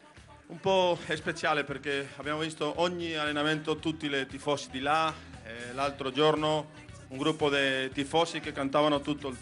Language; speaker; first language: Italian; non-native, learner; Spanish